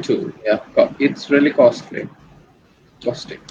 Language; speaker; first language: English; non-native, learner; Bangla